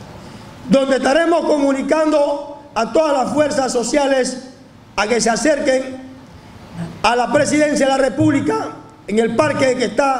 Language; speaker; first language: Spanish; native; Spanish